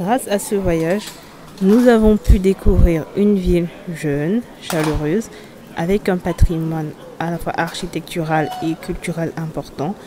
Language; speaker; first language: French; native; French